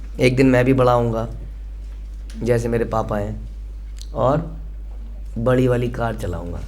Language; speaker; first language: Hindi; native; Hindi